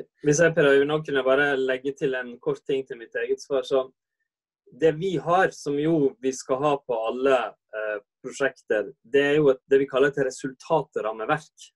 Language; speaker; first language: Norwegian; native; Norwegian